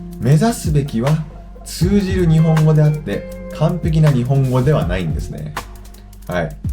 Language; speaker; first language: Japanese; native; Japanese